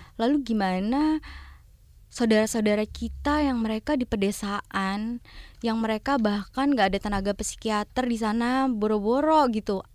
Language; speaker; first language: Indonesian; native; Indonesian